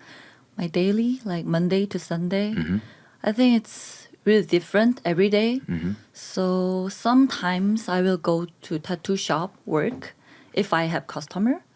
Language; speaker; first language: English; non-native, learner; Korean